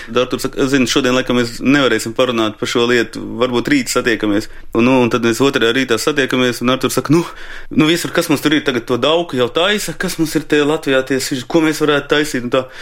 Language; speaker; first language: Latvian; native; Latvian